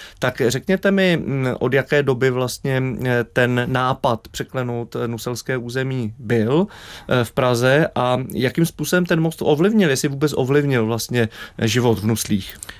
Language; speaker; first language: Czech; native; Czech